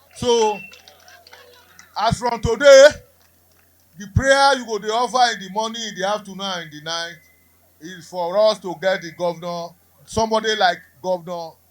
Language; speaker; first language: Nigerian Pidgin; non-native, local second language; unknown